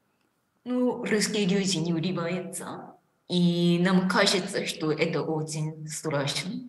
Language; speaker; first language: Russian; non-native, fluent; Japanese